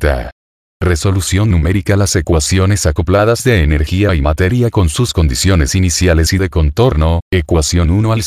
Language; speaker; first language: Spanish; native; Spanish